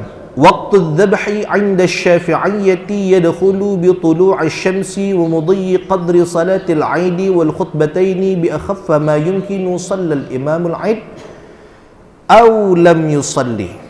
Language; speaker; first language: Arabic; non-native, fluent; Indonesian